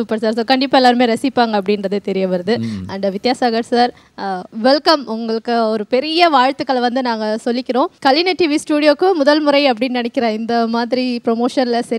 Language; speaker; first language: Tamil; native; Tamil